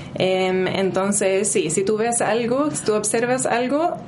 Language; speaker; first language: Spanish; non-native, fluent; English